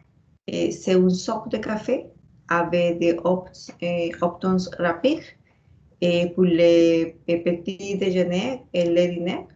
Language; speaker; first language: French; non-native, learner; Spanish